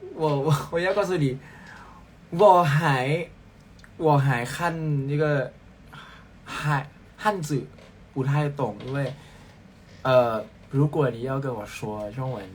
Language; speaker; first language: Chinese; non-native, learner; Thai